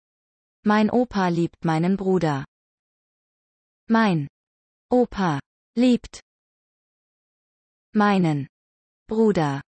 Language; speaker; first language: German; non-native, learner; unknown